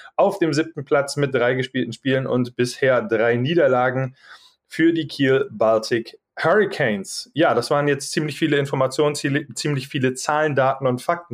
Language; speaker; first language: German; native; German